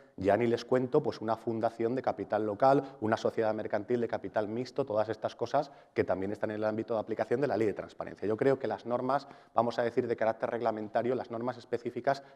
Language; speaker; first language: Spanish; non-native, local second language; Catalan